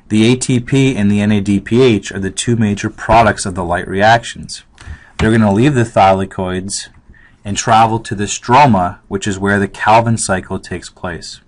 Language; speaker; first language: English; native; English